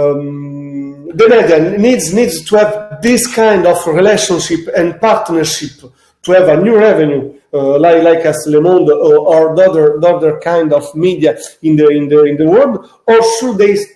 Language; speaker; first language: English; non-native, fluent; Italian